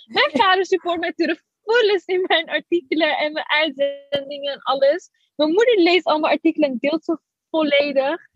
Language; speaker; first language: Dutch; early bilingual, other home language; Arabic